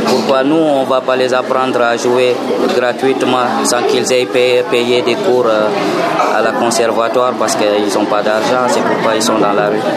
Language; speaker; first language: French; non-native, local second language; Fula